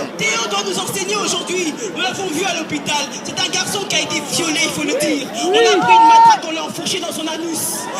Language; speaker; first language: French; non-native, local second language; Lingala